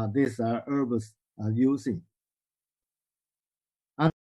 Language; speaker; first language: English; non-native, learner; Chinese